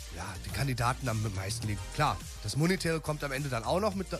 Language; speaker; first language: German; native; German